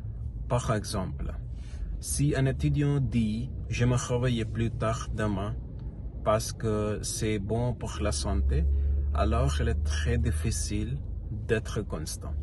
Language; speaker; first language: French; non-native, learner; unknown